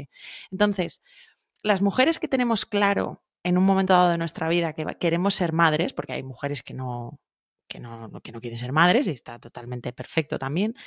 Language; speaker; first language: Spanish; native; Spanish